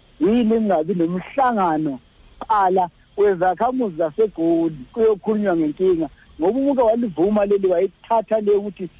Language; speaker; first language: Zulu; native; Zulu